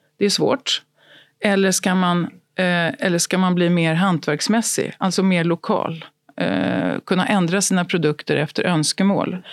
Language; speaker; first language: Swedish; native; Swedish